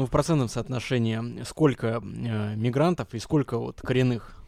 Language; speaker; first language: Russian; native; Russian